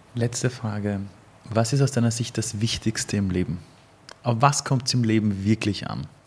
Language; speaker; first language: German; early bilingual, other home language; Persian